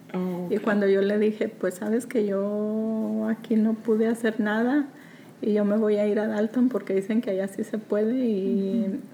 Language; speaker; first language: Spanish; native; Spanish